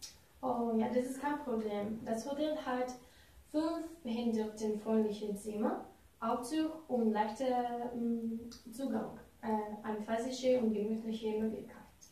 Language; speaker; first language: German; non-native, learner; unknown